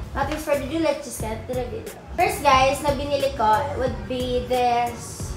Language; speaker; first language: English; non-native, local second language; Filipino